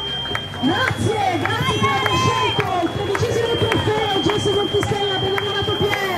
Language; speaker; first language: Italian; native; Italian